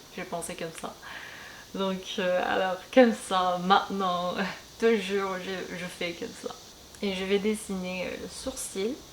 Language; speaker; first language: French; non-native, fluent; Korean